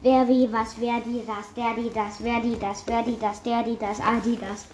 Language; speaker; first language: German; native; German